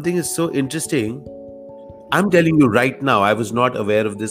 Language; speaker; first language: English; non-native, local second language; Hindi